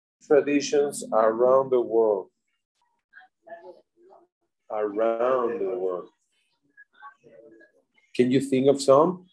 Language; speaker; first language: English; non-native, fluent; Spanish